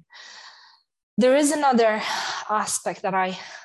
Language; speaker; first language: English; non-native, fluent; Romanian